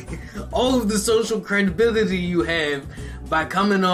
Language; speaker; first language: English; native; English